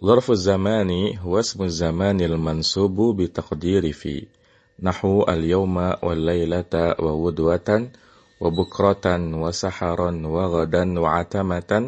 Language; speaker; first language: Arabic; non-native, fluent; Indonesian